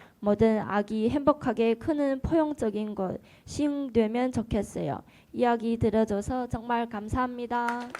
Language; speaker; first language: Korean; non-native, learner; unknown